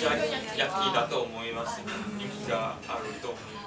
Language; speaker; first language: Japanese; non-native, learner; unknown